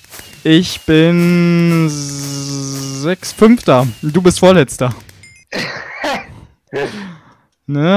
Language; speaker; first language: German; native; German